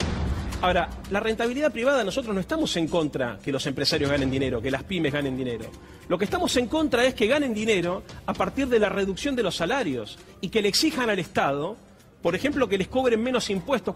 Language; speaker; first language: Spanish; native; Spanish